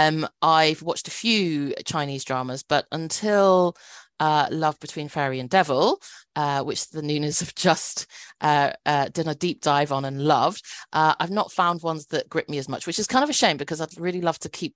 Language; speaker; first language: English; non-native, local second language; Cantonese